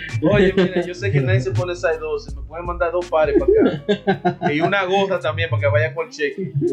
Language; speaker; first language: Spanish; early bilingual, other home language; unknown